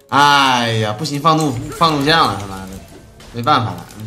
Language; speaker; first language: Chinese; native; Chinese